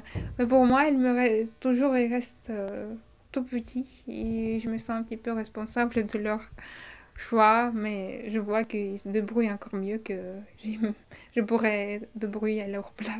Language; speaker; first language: French; non-native, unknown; Russian